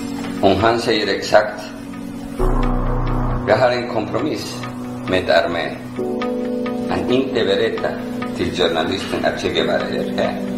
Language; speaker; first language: Swedish; non-native, learner; Spanish